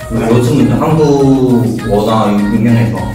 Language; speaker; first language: Korean; non-native, fluent; Chinese